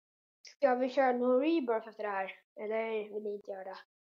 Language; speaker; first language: Swedish; early bilingual, other home language; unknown